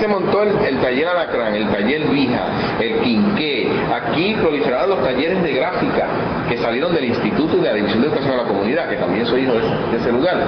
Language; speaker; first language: Spanish; native; Spanish